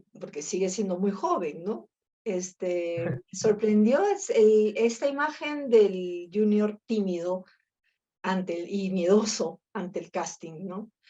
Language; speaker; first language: Spanish; native; Spanish